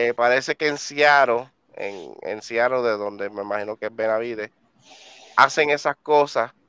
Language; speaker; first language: Spanish; native; Spanish